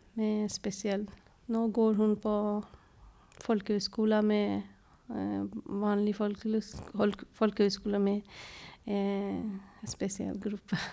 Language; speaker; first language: Norwegian; non-native, fluent; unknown